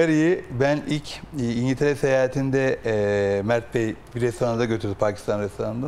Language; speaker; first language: Turkish; native; Turkish